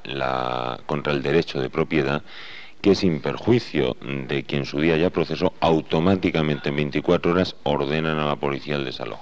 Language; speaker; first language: Spanish; native; Spanish